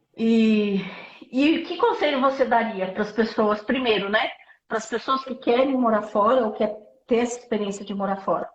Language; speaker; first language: Portuguese; native; Portuguese